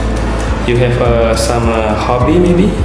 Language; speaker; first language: English; non-native, learner; Indonesian